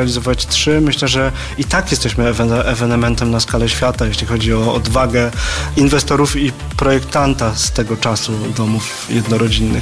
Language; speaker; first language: Polish; native; Polish